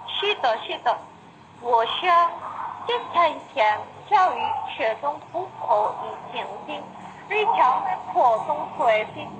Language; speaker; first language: Chinese; non-native, learner; Indonesian